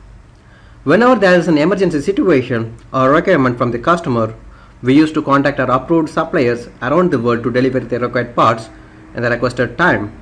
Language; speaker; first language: English; non-native, local second language; Tamil